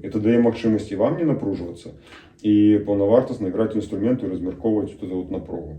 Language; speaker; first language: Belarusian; non-native, local second language; Russian